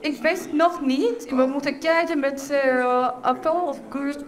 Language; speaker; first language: Dutch; non-native, learner; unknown